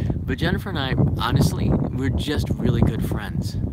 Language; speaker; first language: English; native; English